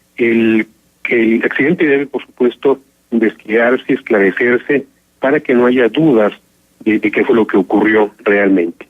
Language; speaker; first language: Spanish; native; Spanish